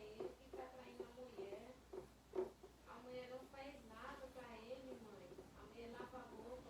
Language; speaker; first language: Portuguese; native; Portuguese